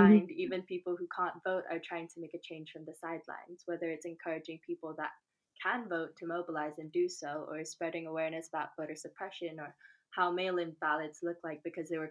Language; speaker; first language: English; non-native, local second language; Chinese